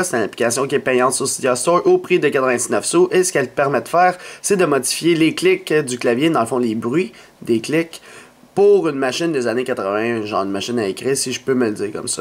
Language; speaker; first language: French; native; French